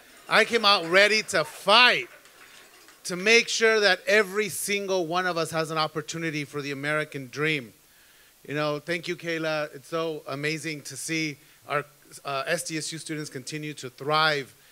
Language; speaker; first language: English; early bilingual, other home language; Spanish